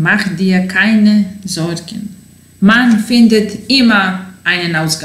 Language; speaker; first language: German; non-native, fluent; Serbian